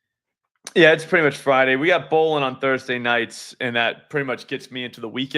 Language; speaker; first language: English; native; English